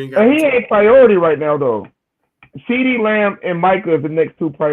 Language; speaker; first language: English; native; English